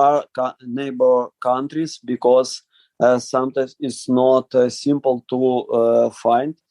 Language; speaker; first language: English; non-native, learner; Ukrainian